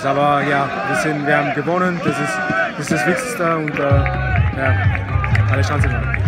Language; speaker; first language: German; non-native, learner; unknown